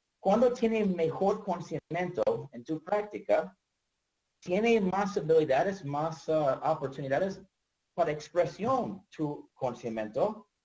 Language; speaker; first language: Spanish; non-native, learner; English